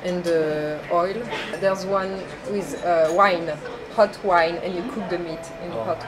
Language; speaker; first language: English; non-native, learner; French